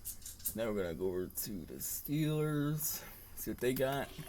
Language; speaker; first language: English; native; English